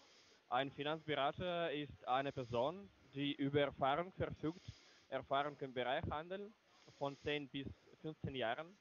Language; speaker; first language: German; non-native, learner; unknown